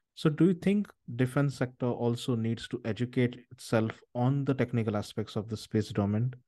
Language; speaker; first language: English; non-native, local second language; Marathi